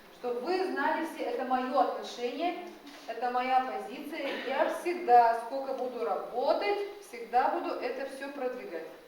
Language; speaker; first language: Russian; non-native, local second language; Gagauz